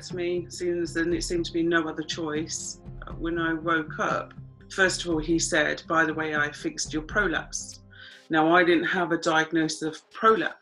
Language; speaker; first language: English; native; English